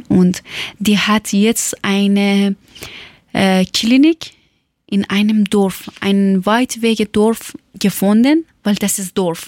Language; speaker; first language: German; non-native, learner; Persian